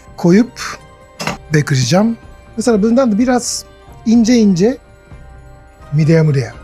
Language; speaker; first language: Turkish; non-native, learner; Japanese